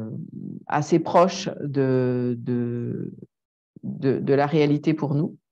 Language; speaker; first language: French; native; French